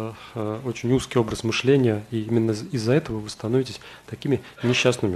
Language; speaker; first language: Russian; native; Russian